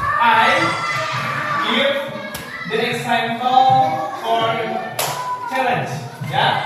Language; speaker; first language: English; non-native, learner; Indonesian